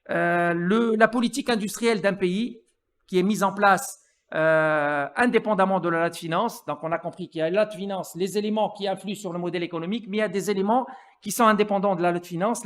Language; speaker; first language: French; non-native, local second language; Arabic